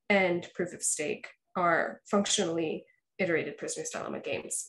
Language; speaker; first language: English; native; English